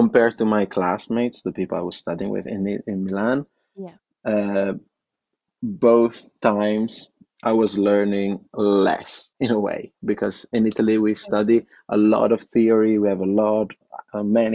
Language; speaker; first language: English; non-native, fluent; Italian